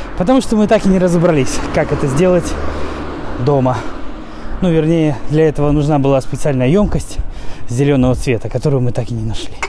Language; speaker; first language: Russian; native; Russian